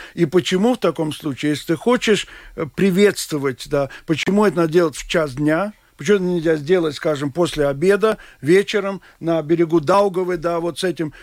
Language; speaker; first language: Russian; non-native, local second language; Latvian